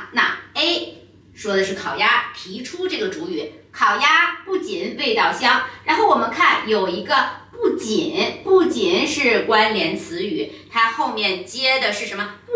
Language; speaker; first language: Chinese; native; Chinese